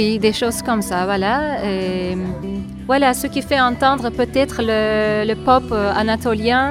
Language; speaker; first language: French; non-native, fluent; Turkish